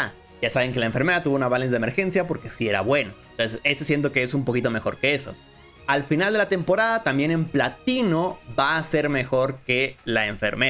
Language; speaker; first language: Spanish; native; Spanish